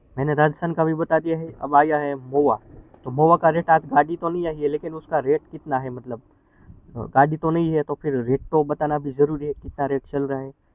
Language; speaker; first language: Hindi; non-native, local second language; Gujarati